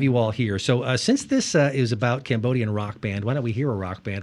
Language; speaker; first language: English; native; English